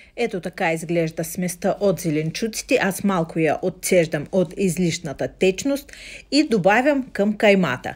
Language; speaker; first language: Bulgarian; non-native, fluent; Russian